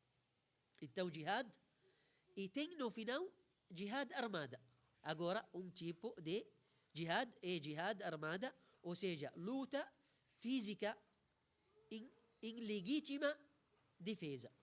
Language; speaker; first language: Portuguese; non-native, fluent; Arabic